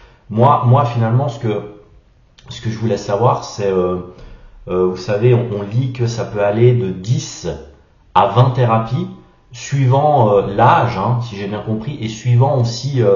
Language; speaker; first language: French; native; French